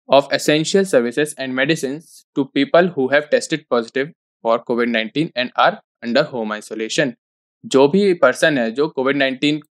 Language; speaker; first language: Hindi; native; Hindi